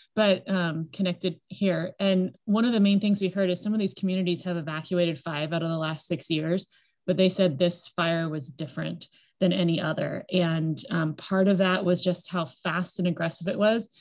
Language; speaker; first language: English; native; English